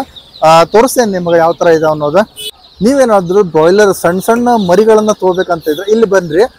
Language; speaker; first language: Kannada; native; Kannada